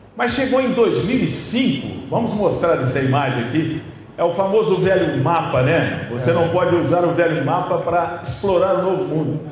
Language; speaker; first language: Portuguese; native; Portuguese